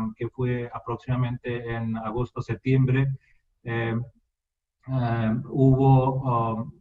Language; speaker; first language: Spanish; non-native, fluent; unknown